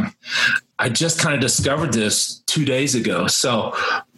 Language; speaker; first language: English; native; English